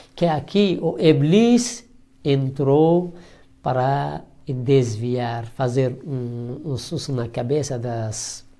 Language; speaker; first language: Portuguese; non-native, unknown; Persian